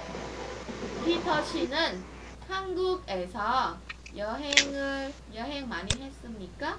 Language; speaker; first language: Korean; non-native, fluent; Vietnamese